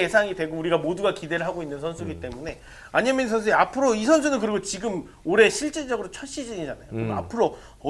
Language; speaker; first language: Korean; native; Korean